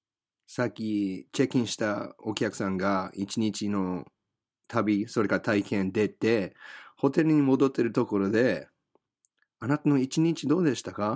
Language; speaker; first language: Japanese; non-native, fluent; English